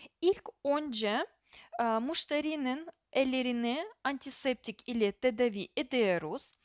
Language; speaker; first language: Turkish; non-native, fluent; Russian